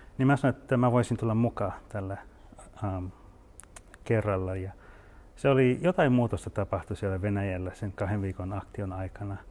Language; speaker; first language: Finnish; early bilingual, heritage; Finnish